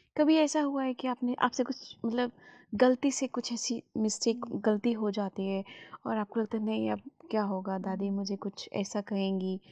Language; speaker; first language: Hindi; native; Hindi